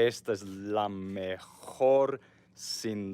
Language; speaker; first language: Spanish; non-native, fluent; English